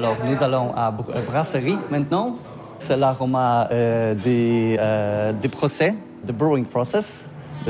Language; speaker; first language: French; non-native, learner; Polish